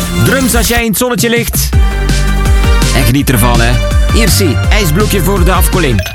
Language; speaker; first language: Dutch; native; Dutch